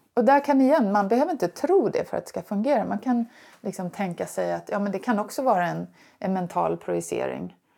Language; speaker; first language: Swedish; native; Swedish